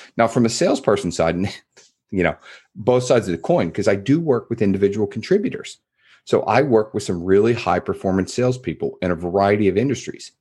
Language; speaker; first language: English; native; English